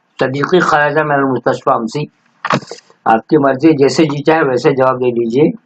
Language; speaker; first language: Urdu; native; Urdu